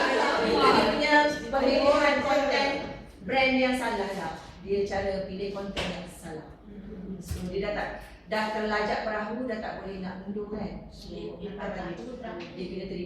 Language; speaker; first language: Malay; native; Malay